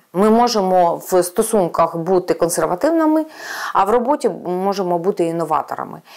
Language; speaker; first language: Ukrainian; non-native, local second language; Russian